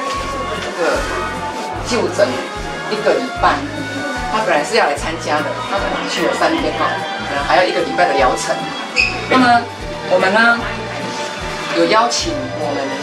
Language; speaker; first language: Chinese; native; Chinese